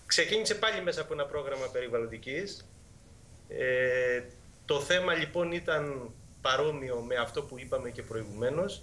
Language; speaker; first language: Greek; native; Greek